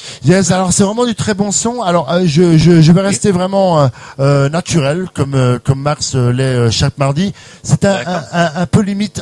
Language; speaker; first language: French; native; French